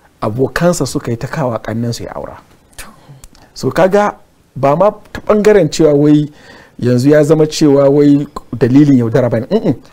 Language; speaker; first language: Hausa; non-native, local second language; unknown